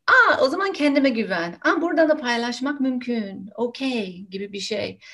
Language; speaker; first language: Turkish; non-native, fluent; English